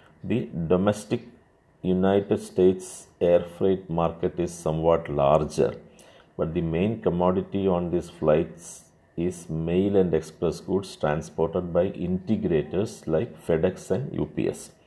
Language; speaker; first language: English; non-native, local second language; Malayalam